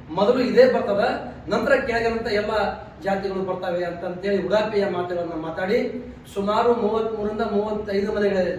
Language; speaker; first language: Kannada; non-native, local second language; Lambadi